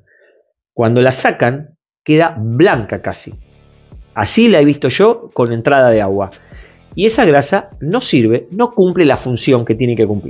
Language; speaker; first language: Spanish; native; Spanish